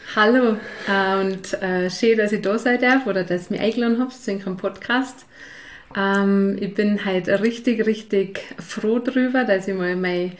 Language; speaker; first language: German; native; German